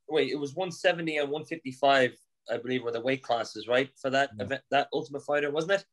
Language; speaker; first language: English; native; English